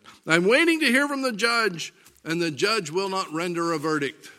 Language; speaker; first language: English; native; English